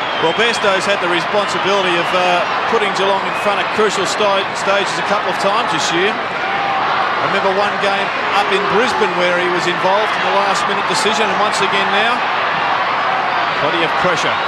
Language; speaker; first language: English; native; English